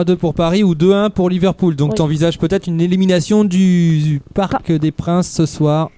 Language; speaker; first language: French; native; French